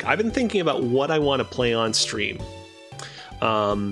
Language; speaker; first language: English; native; English